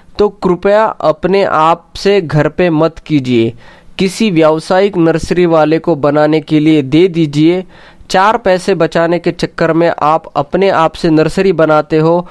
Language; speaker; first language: Hindi; non-native, local second language; Marathi